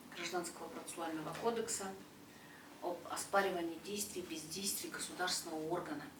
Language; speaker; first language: Russian; non-native, local second language; Kazakh